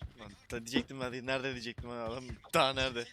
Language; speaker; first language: Turkish; native; Turkish